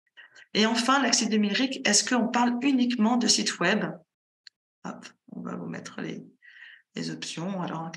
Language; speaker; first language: French; native; French